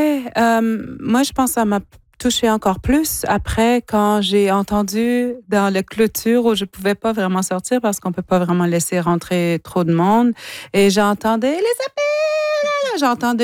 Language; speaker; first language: French; non-native, local second language; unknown